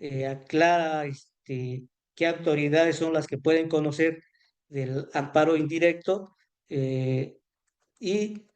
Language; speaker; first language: Spanish; native; Spanish